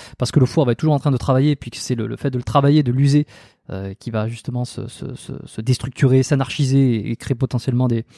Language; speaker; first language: French; native; French